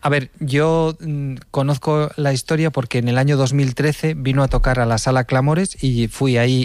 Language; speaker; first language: Spanish; native; Spanish